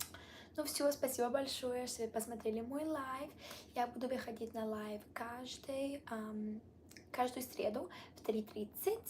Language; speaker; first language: Russian; early bilingual, heritage; Italian